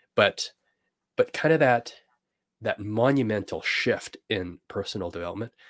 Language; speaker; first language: English; native; English